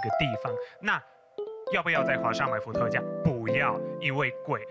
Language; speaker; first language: Chinese; non-native, fluent; Polish